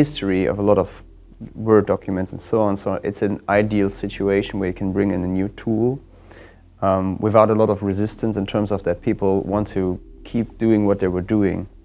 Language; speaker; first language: English; non-native, fluent; German